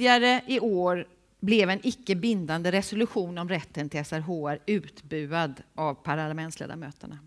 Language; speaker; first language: Swedish; native; Swedish